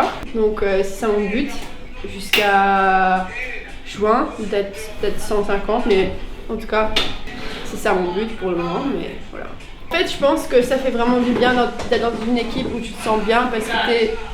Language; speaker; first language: French; early bilingual, heritage; Dutch